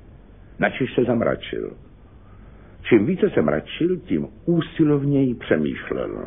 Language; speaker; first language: Czech; native; Czech